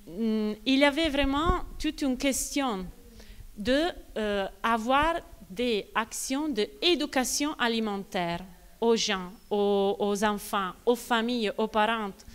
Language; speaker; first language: French; non-native, fluent; Italian